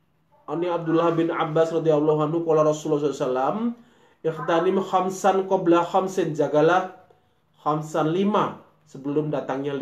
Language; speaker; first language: Indonesian; native; Indonesian